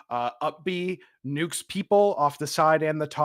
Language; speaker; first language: English; native; English